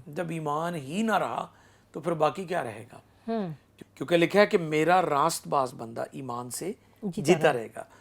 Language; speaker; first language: Urdu; non-native, local second language; Punjabi